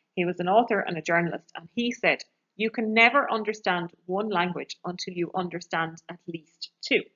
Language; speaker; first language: English; native; English